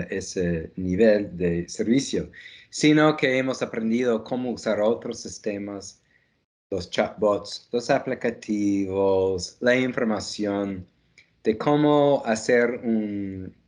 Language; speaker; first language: Spanish; non-native, fluent; English